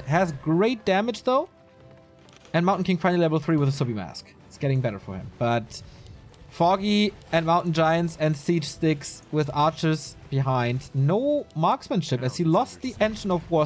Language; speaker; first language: English; non-native, fluent; German